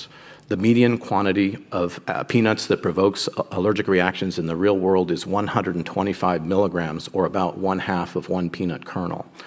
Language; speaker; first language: English; native; English